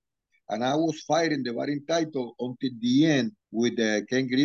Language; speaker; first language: English; non-native, fluent; Spanish